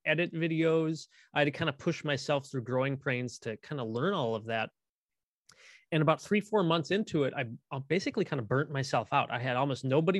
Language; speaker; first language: English; native; English